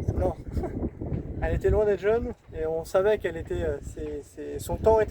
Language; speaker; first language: French; native; French